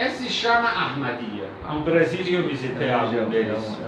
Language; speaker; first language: Portuguese; non-native, learner; Persian